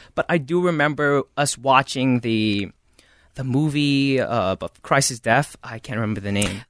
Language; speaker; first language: English; non-native, fluent; Khmer